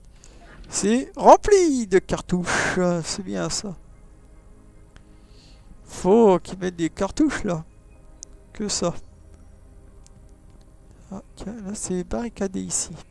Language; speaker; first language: French; native; French